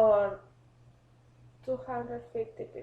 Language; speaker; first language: English; non-native, learner; Spanish